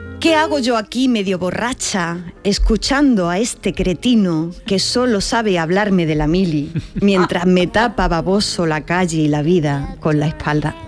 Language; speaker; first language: Spanish; native; Spanish